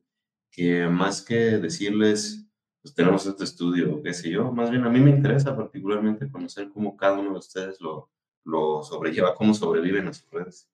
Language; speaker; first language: Spanish; native; Spanish